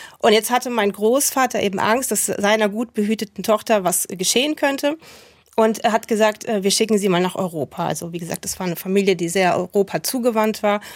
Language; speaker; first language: German; native; German